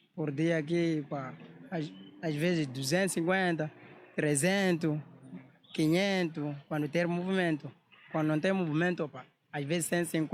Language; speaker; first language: Portuguese; non-native, local second language; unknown